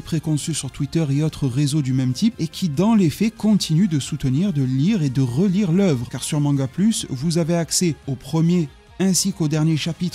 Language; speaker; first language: French; native; French